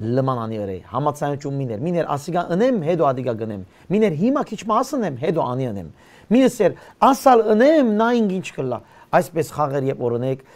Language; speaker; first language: Armenian; early bilingual, heritage; Armenian